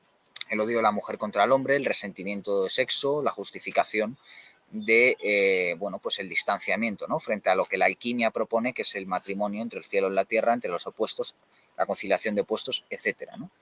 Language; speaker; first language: Spanish; native; Spanish